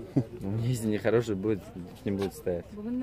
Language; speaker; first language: Russian; non-native, learner; Turkish